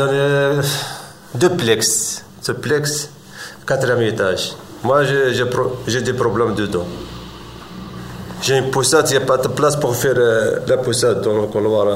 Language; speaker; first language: French; non-native, learner; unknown